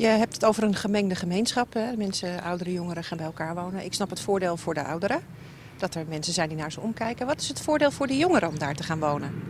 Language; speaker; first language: Dutch; native; Dutch